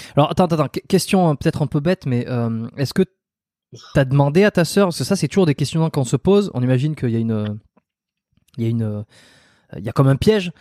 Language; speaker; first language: French; native; French